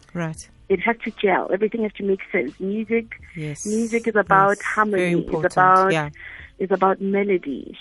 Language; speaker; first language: English; non-native, local second language; Tswana